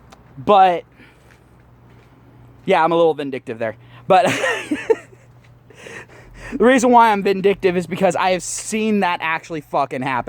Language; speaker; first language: English; native; English